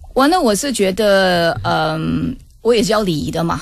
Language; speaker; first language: Chinese; early bilingual, heritage; Chinese